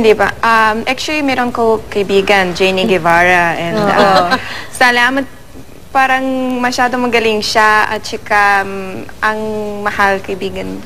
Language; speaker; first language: Filipino; non-native, learner; Russian